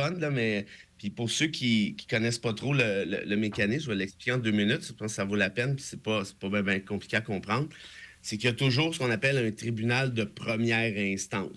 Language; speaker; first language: French; native; French